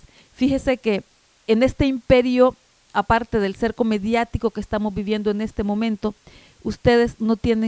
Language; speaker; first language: Spanish; native; Spanish